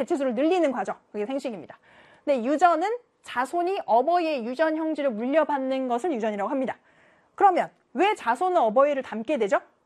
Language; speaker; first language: Korean; native; Korean